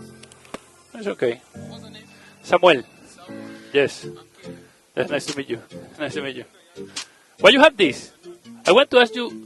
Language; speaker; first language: English; non-native, learner; Spanish